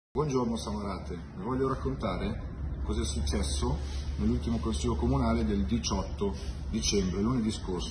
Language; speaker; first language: Italian; native; Italian